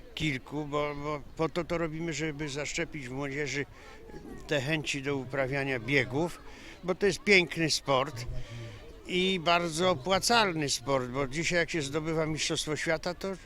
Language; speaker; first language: Polish; native; Polish